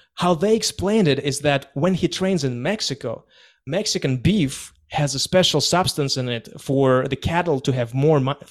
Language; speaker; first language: English; non-native, fluent; Russian